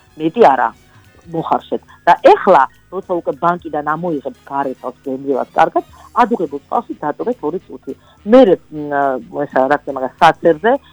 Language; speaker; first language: Georgian; non-native, local second language; Armenian